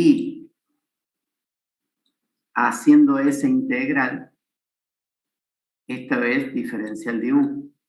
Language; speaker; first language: Spanish; native; Spanish